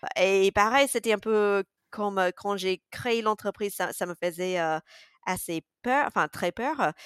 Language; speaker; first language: French; non-native, fluent; English